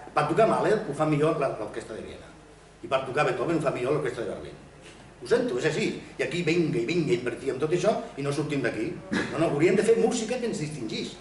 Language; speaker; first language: Catalan; non-native, local second language; Spanish